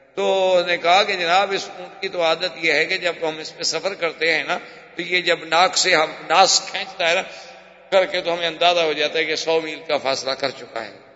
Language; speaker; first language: Urdu; native; Urdu